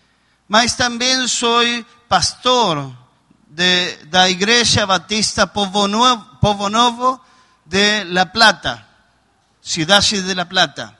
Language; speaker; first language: Portuguese; non-native, learner; Spanish